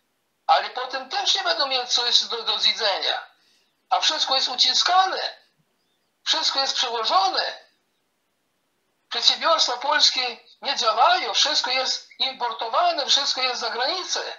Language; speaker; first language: Polish; early bilingual, heritage; Polish